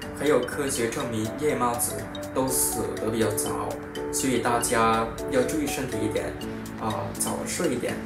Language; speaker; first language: Chinese; non-native, fluent; Vietnamese